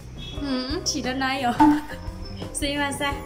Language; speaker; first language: Japanese; non-native, learner; Burmese